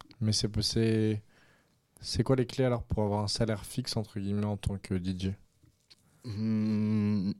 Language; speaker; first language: French; native; French